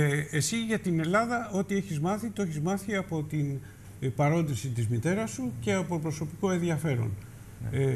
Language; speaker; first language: Greek; native; Greek